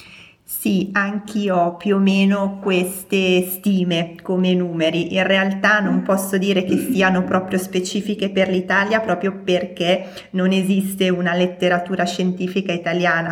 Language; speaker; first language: Italian; native; Italian